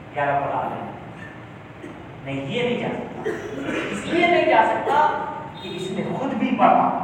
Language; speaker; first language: Urdu; native; Urdu